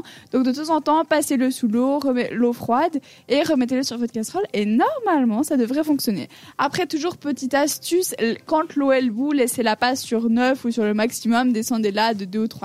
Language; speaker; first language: French; native; French